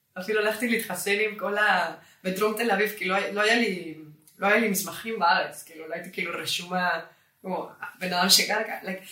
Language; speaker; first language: Hebrew; non-native, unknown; Spanish